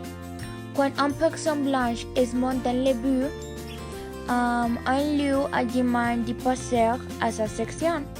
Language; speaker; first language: French; non-native, learner; English